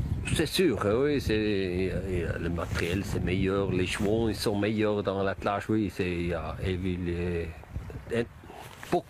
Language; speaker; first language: French; non-native, local second language; German